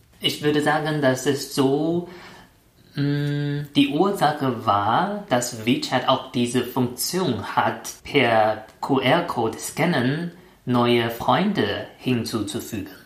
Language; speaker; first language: German; non-native, fluent; Chinese